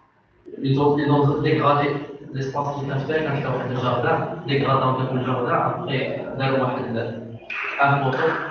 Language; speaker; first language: French; non-native, local second language; Arabic